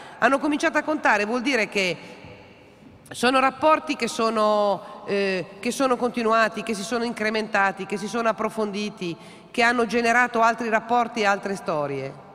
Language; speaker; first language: Italian; native; Italian